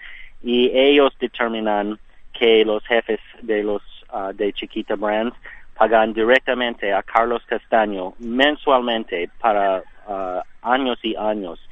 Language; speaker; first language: Spanish; non-native, learner; English